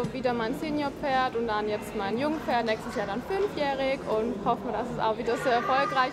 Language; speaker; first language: German; native; German